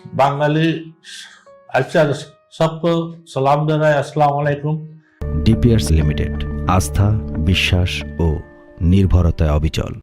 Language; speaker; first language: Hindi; non-native, learner; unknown